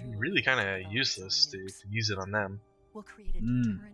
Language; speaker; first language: English; native; English